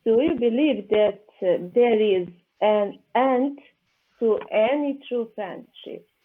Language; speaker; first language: English; non-native, learner; Serbian